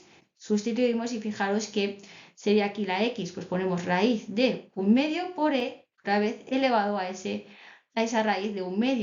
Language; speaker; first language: Spanish; native; Spanish